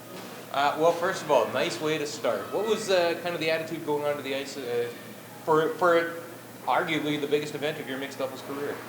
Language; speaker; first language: English; native; English